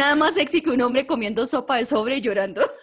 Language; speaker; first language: Spanish; native; Spanish